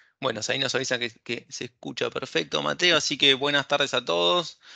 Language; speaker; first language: Spanish; native; Spanish